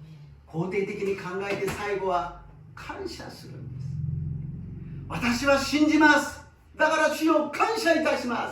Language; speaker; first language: Japanese; non-native, fluent; Korean